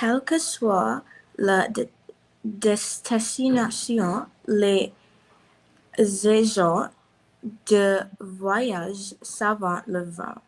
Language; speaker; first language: French; non-native, learner; English